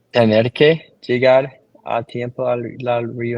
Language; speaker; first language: Spanish; non-native, learner; English